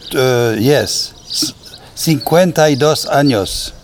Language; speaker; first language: Spanish; non-native, fluent; French